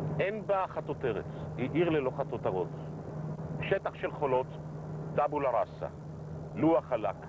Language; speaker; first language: Hebrew; native; Hebrew